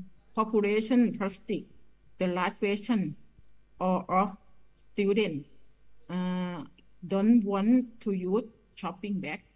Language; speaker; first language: English; non-native, learner; Thai